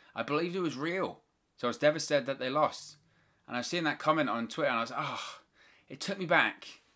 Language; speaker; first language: English; native; English